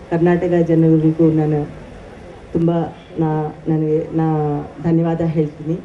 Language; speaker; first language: Kannada; non-native, learner; Telugu